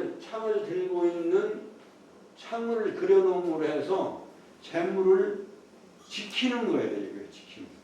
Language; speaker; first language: Korean; native; Korean